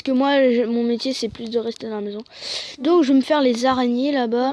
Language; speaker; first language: French; native; French